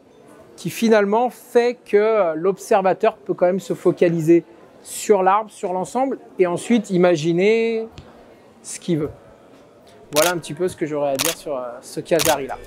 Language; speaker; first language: French; native; French